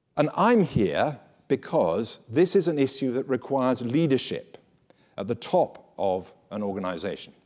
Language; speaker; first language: English; native; English